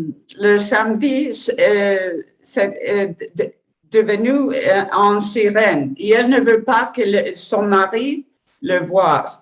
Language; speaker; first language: French; non-native, learner; Spanish